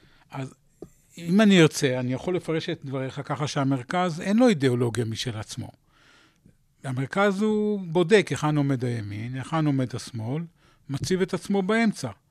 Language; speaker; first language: Hebrew; native; Hebrew